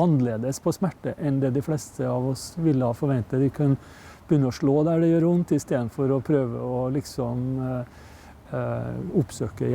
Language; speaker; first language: Norwegian; native; Norwegian